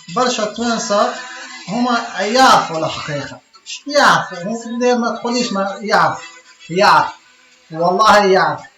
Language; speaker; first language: Arabic; native; Arabic